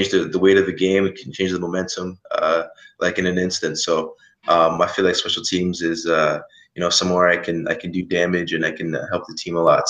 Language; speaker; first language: English; native; English